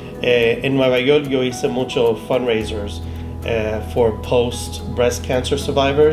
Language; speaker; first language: Spanish; early bilingual, heritage; Spanish